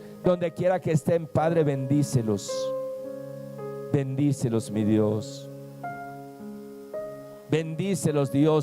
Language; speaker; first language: Spanish; native; Spanish